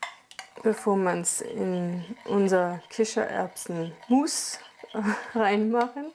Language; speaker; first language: German; non-native, fluent; French